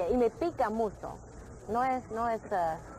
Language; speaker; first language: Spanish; early bilingual, heritage; English